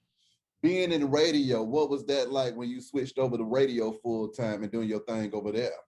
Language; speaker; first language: English; native; English